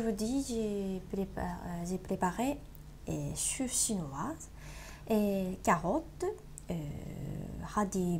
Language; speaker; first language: French; non-native, learner; Japanese